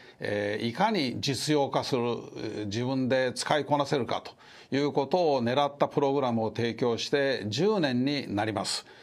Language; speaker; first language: Japanese; native; Japanese